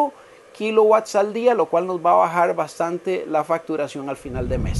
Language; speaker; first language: Spanish; native; Spanish